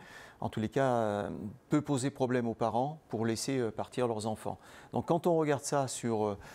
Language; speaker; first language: French; native; French